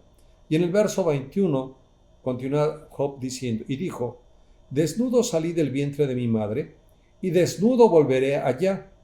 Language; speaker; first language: Spanish; native; Spanish